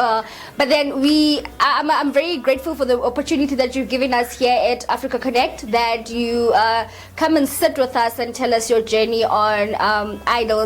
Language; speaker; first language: English; non-native, local second language; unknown